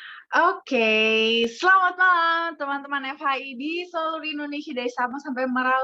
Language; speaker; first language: Indonesian; native; Indonesian